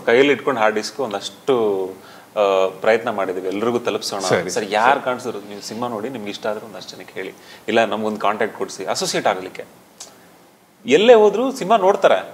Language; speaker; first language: Kannada; native; Kannada